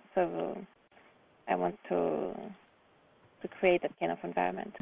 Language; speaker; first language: English; non-native, fluent; French